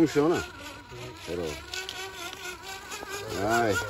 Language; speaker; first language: Spanish; non-native, learner; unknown